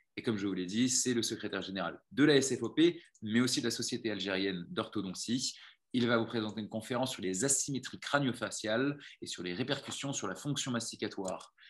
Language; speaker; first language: French; native; French